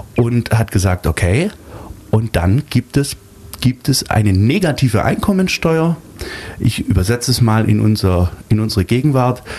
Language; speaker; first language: German; native; German